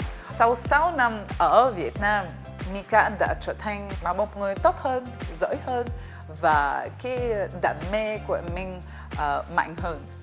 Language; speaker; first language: Vietnamese; non-native, fluent; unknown